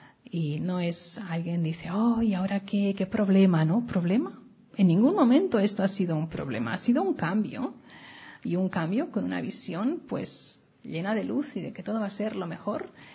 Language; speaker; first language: Spanish; native; Spanish